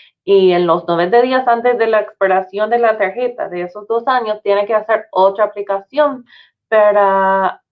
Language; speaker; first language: Spanish; non-native, fluent; English